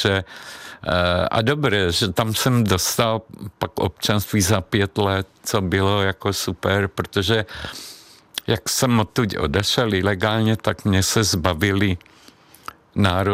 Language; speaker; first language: Czech; non-native, fluent; Hungarian